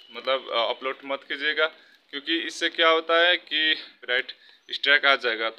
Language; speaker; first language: Hindi; non-native, local second language; Nepali